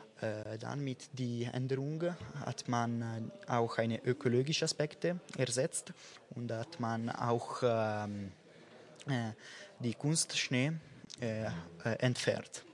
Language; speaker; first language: German; non-native, local second language; Italian